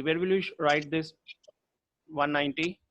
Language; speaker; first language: English; non-native, local second language; Hindi